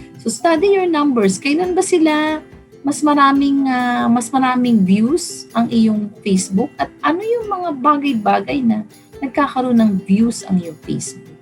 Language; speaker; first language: Filipino; non-native, local second language; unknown